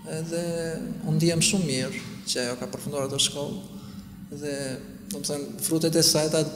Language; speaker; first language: Albanian; non-native, local second language; Romany